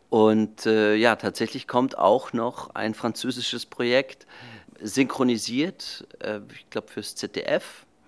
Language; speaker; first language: German; native; German